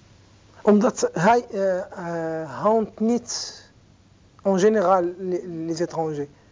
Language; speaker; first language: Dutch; non-native, learner; Arabic